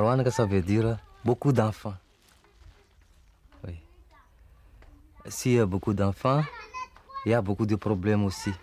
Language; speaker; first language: French; non-native, local second language; Malagasy